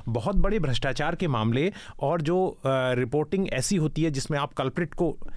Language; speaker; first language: Hindi; native; Hindi